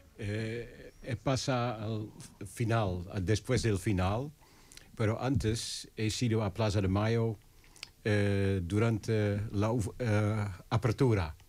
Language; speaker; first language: Spanish; non-native, learner; Dutch